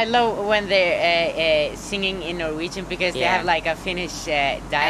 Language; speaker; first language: English; non-native, fluent; Norwegian